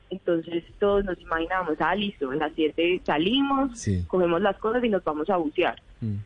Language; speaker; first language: Spanish; native; Spanish